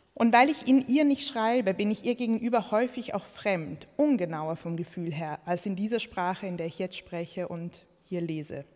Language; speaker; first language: German; early bilingual, other home language; Croatian